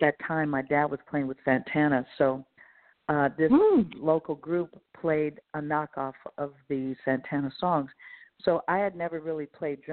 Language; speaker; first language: English; native; English